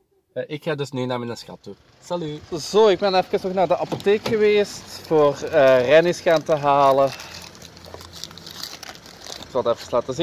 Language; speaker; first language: Dutch; native; Dutch